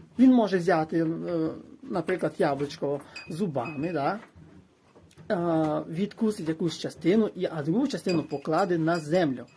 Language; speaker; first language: Ukrainian; native; Ukrainian